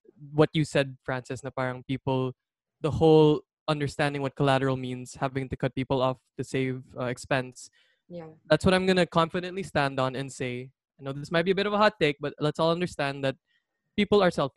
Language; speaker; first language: English; non-native, local second language; Filipino